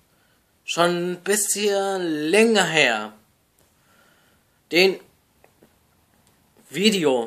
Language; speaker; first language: German; non-native, learner; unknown